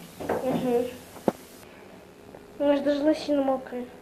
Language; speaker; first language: Russian; native; Russian